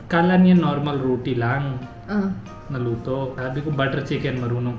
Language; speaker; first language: Filipino; non-native, learner; Hindi